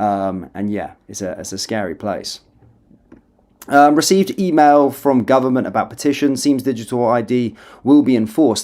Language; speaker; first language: English; native; English